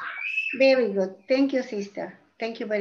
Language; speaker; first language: English; non-native, fluent; Spanish